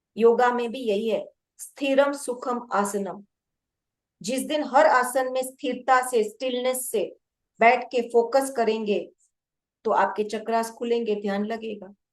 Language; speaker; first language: Hindi; non-native, local second language; Gujarati